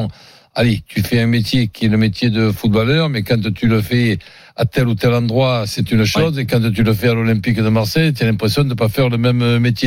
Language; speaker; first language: French; native; French